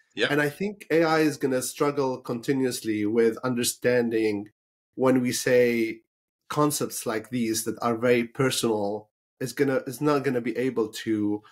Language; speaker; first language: English; non-native, fluent; Arabic